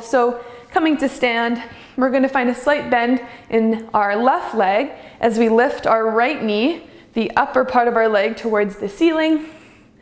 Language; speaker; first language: English; native; English